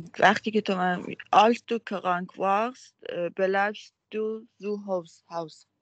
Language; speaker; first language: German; non-native, learner; Persian